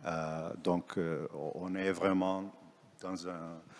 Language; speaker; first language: French; non-native, fluent; Portuguese